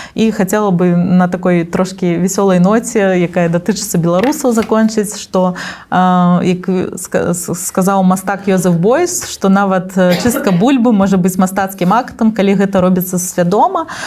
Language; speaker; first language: Belarusian; non-native, local second language; Russian